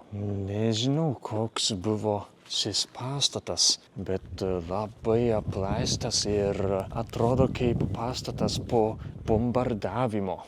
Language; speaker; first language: Lithuanian; non-native, fluent; Japanese